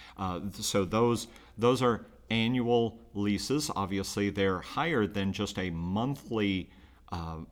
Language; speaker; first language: English; native; English